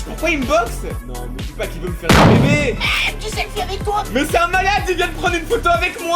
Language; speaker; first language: French; native; French